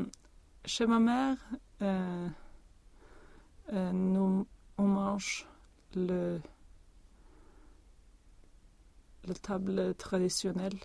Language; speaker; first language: French; non-native, learner; Swedish